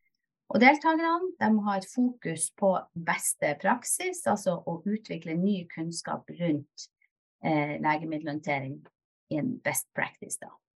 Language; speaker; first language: Norwegian; native; Norwegian